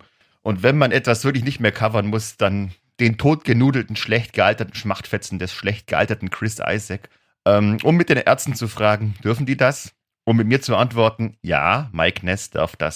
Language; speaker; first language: German; native; German